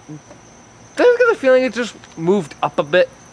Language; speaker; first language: English; native; English